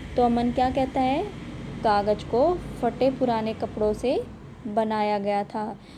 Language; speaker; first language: Hindi; native; Hindi